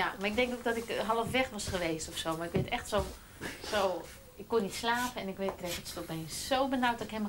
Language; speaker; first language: Dutch; native; Dutch